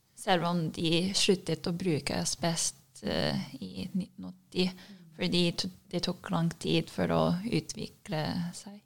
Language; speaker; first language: Norwegian; non-native, fluent; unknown